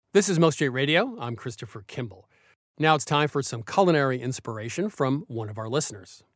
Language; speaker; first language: English; native; English